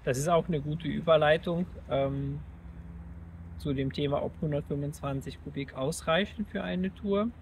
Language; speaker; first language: German; native; German